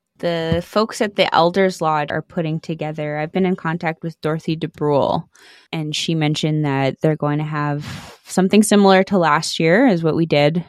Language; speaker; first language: English; native; English